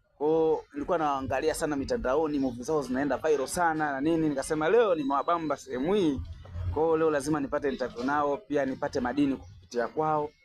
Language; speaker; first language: Swahili; native; Swahili